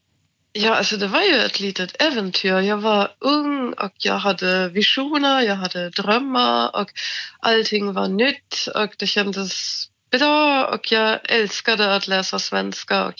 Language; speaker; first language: Swedish; non-native, fluent; German